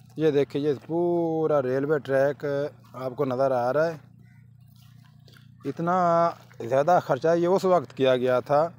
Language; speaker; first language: Urdu; non-native, local second language; Punjabi